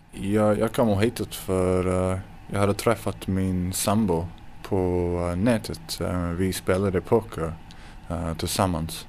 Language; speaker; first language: Swedish; non-native, fluent; English